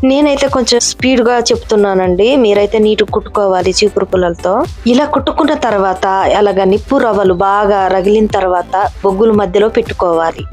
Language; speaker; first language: Telugu; non-native, local second language; Koya